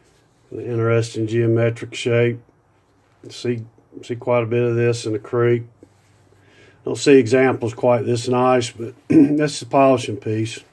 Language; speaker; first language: English; native; English